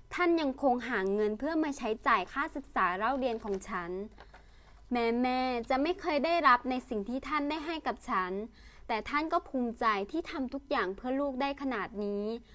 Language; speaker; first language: Thai; early bilingual, other home language; Lao